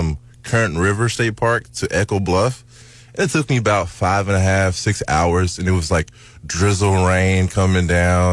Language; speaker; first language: English; native; English